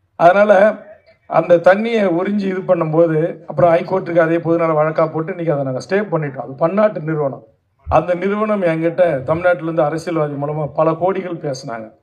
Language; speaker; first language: Tamil; native; Tamil